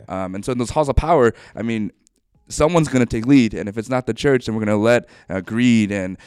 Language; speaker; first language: English; native; English